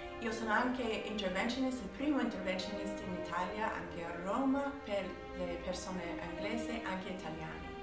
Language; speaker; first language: Italian; non-native, fluent; English